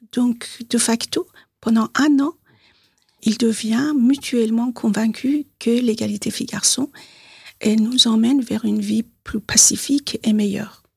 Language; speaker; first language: French; non-native, fluent; Persian